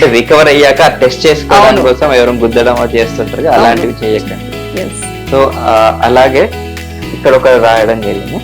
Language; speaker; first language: Telugu; native; Telugu